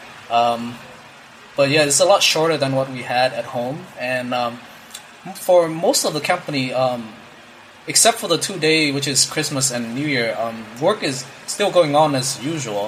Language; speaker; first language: English; non-native, fluent; Vietnamese